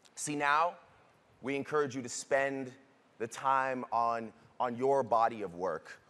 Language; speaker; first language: English; native; English